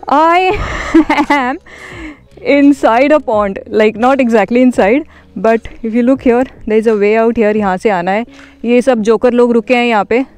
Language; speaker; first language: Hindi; non-native, local second language; Marathi